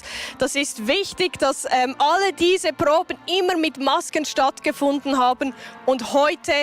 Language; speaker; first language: German; native; German